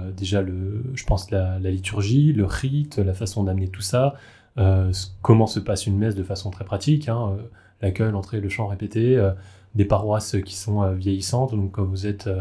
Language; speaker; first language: French; native; French